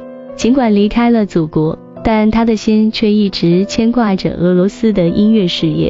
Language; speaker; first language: Chinese; native; Chinese